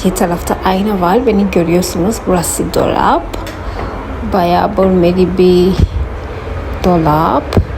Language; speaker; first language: Turkish; non-native, fluent; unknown